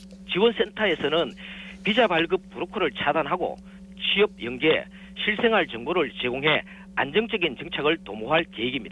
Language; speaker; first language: Korean; native; Korean